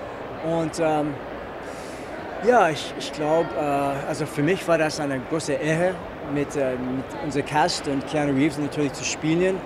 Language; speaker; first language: German; non-native, fluent; English